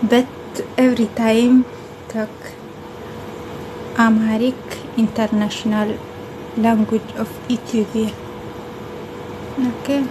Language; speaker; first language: English; non-native, learner; Amharic